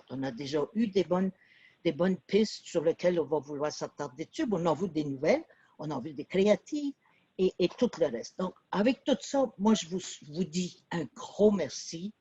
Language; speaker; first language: French; native; French